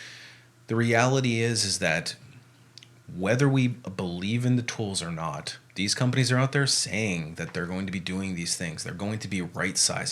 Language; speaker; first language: English; native; English